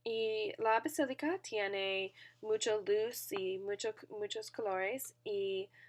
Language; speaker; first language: Spanish; non-native, learner; English